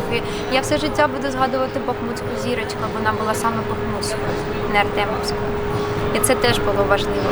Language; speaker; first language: Ukrainian; non-native, local second language; Russian